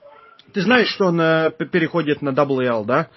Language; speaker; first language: Russian; non-native, fluent; Latvian